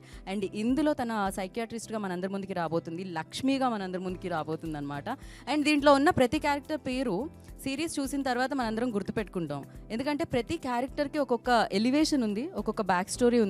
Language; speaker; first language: Telugu; native; Telugu